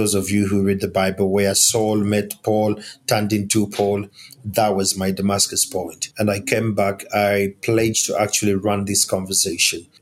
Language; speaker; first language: English; non-native, local second language; Ganda